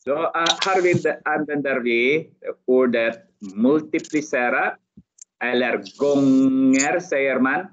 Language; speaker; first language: Swedish; non-native, fluent; Arabic